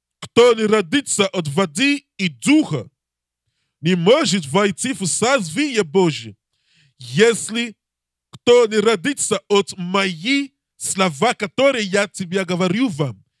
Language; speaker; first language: Russian; non-native, learner; English